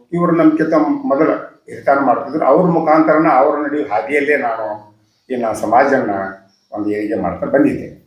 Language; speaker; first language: Kannada; native; Kannada